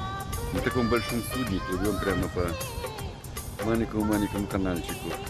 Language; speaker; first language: Russian; native; Russian